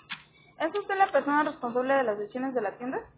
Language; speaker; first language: Spanish; native; Spanish